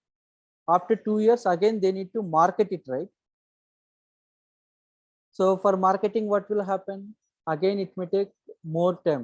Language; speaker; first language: English; non-native, local second language; Telugu